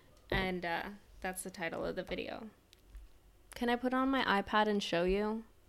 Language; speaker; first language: English; native; English